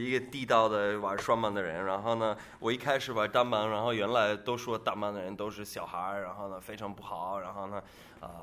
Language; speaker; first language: Chinese; non-native, fluent; German